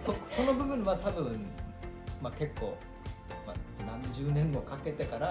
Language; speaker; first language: Japanese; non-native, fluent; Bangla